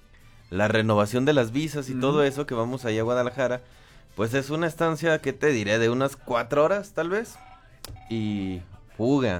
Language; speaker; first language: Spanish; native; Spanish